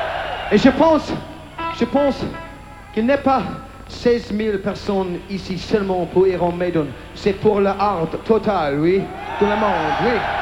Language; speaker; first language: French; non-native, learner; English